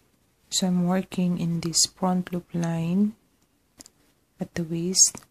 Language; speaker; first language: English; non-native, fluent; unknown